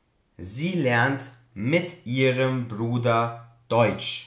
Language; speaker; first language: German; non-native, fluent; Albanian